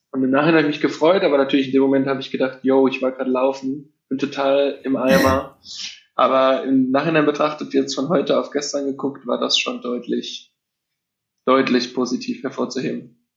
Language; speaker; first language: German; native; German